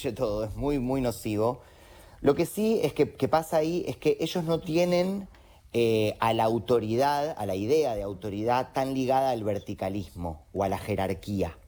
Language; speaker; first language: Spanish; native; Spanish